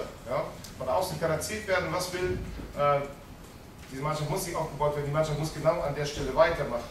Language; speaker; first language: German; native; German